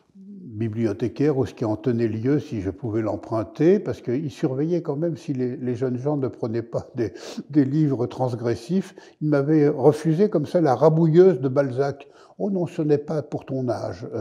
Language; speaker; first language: French; native; French